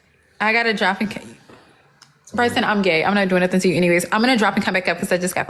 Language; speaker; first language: English; native; English